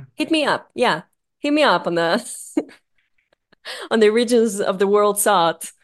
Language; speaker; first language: English; non-native, fluent; Hebrew